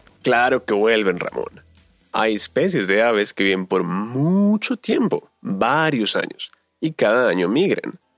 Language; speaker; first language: Spanish; native; Spanish